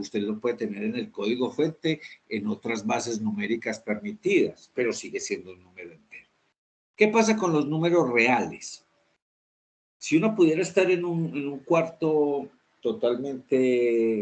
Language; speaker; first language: Spanish; native; Spanish